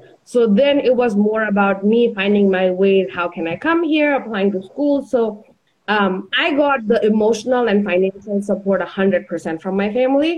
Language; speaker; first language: English; non-native, local second language; Bangla